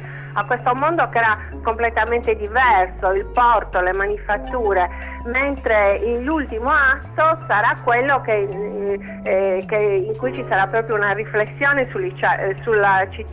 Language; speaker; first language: Italian; native; Italian